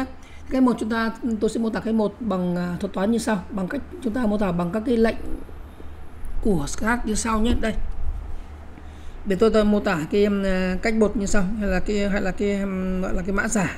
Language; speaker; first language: Vietnamese; native; Vietnamese